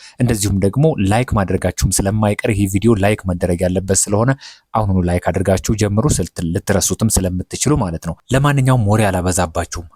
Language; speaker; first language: Amharic; non-native, local second language; Oromo